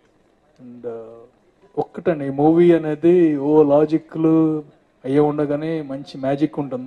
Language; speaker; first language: Telugu; native; Telugu